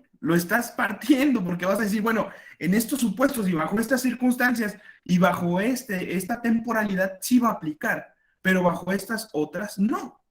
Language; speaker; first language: Spanish; native; Spanish